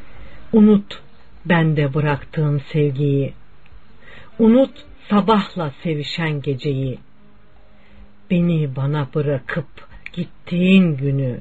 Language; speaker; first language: Turkish; native; Turkish